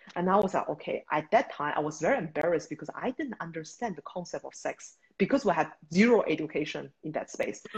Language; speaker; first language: English; non-native, fluent; Chinese